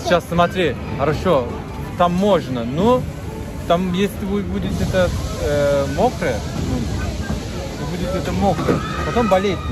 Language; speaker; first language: Russian; non-native, learner; Turkish